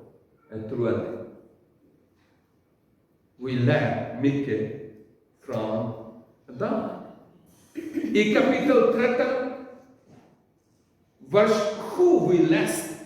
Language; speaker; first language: Swedish; non-native, learner; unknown